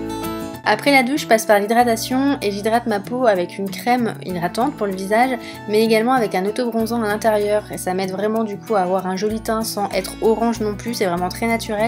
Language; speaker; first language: French; native; French